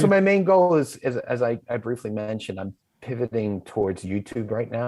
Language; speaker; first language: English; native; English